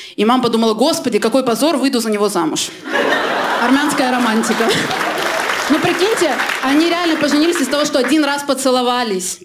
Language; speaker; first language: Russian; early bilingual, other home language; Armenian